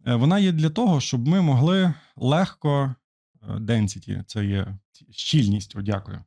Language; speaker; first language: Ukrainian; native; Ukrainian